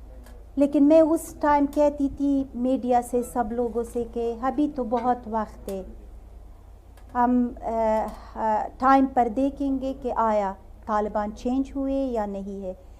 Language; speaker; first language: Hindi; non-native, learner; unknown